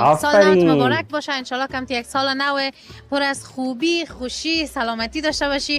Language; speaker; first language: Persian; native; Persian